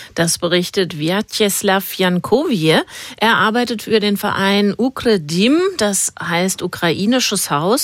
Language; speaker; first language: German; native; German